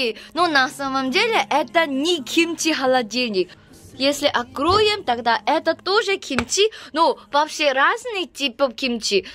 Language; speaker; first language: Russian; non-native, fluent; Korean